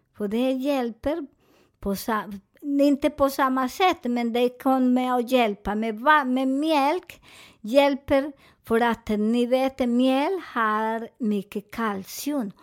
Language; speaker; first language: Swedish; non-native, fluent; Spanish